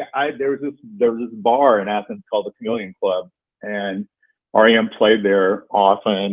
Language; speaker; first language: English; native; English